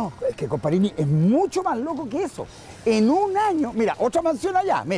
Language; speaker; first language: Spanish; native; Spanish